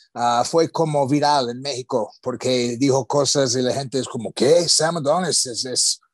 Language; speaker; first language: Spanish; non-native, learner; English